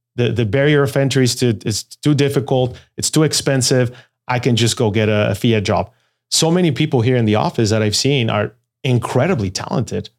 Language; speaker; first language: English; non-native, fluent; Spanish